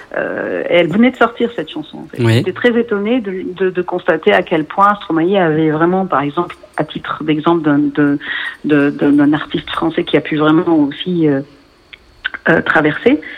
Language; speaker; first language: French; non-native, local second language; Arabic